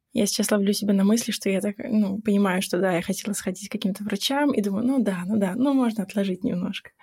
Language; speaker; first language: Russian; native; Russian